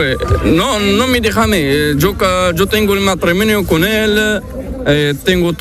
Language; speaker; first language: Spanish; non-native, learner; Arabic